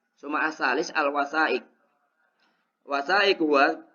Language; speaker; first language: Arabic; non-native, learner; Indonesian